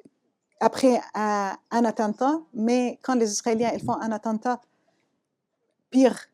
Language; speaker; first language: French; non-native, fluent; Arabic